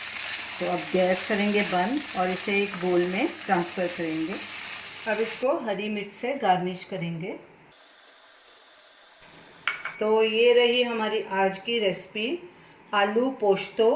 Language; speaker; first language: Hindi; native; Hindi